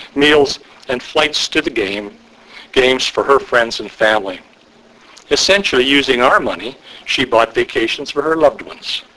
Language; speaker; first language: English; native; English